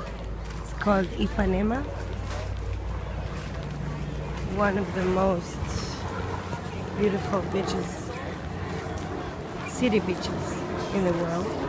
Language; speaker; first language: English; non-native, fluent; Hebrew